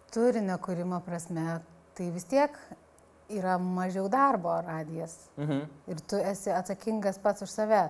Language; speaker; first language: Lithuanian; native; Lithuanian